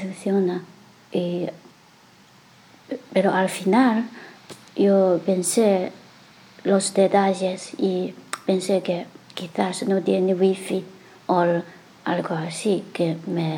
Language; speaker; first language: Spanish; non-native, learner; Chinese